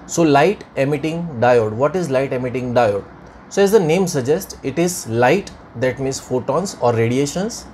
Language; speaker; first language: English; non-native, local second language; Gujarati